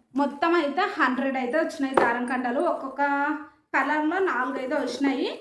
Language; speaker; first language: Telugu; native; Telugu